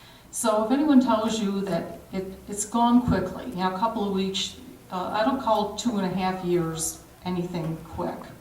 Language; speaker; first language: English; native; English